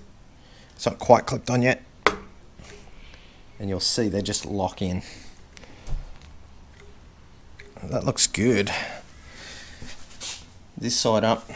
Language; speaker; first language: English; native; English